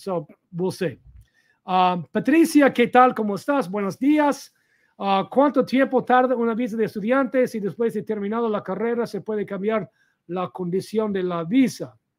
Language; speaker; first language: Spanish; non-native, fluent; English